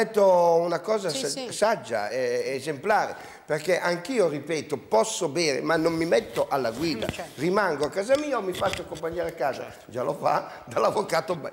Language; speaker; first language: Italian; native; Italian